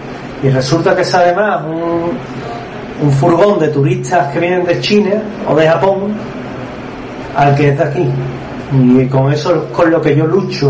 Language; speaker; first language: Spanish; native; Spanish